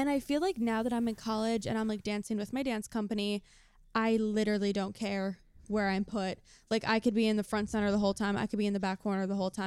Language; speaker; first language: English; native; English